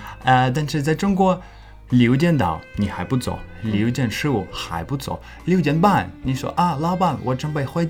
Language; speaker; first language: Chinese; non-native, learner; English